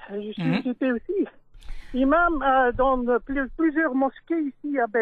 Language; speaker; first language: French; non-native, local second language; Dutch